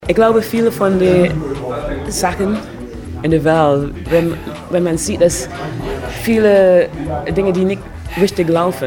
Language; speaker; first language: Dutch; non-native, learner; German